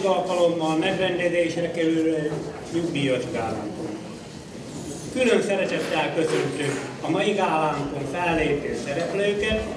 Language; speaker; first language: Hungarian; native; Hungarian